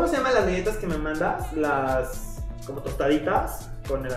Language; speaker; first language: Spanish; native; Spanish